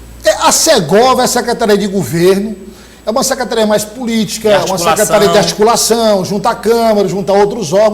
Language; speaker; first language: Portuguese; native; Portuguese